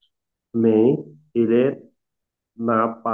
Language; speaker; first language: French; non-native, learner; Bangla